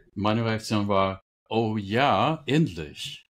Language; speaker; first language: German; non-native, fluent; English